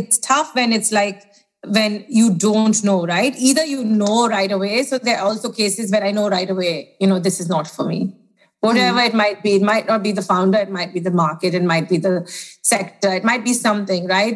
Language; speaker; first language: English; non-native, local second language; Hindi